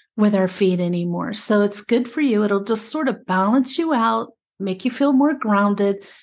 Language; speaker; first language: English; native; English